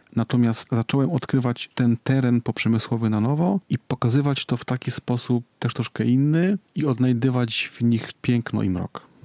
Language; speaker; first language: Polish; native; Polish